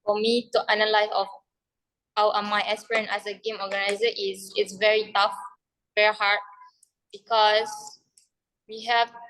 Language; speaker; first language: English; non-native, learner; Malay